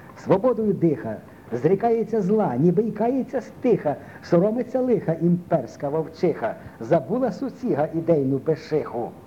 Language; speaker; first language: Ukrainian; native; Ukrainian